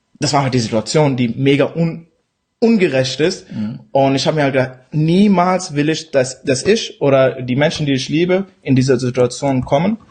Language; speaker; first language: German; early bilingual, other home language; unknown